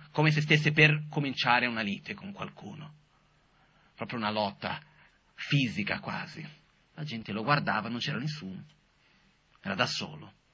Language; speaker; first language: Italian; non-native, fluent; Portuguese